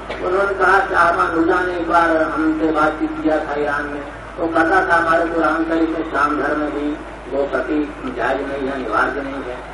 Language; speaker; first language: Hindi; native; Hindi